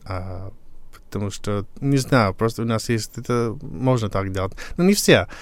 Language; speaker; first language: Russian; non-native, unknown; English